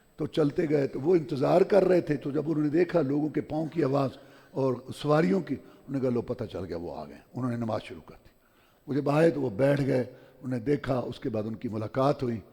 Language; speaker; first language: Urdu; non-native, local second language; Punjabi